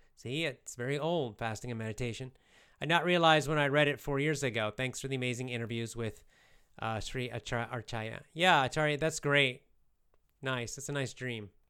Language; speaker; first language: English; native; English